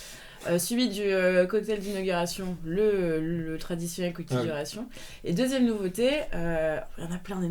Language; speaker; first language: French; native; French